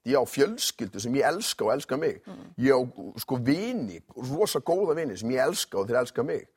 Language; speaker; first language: Icelandic; native; Icelandic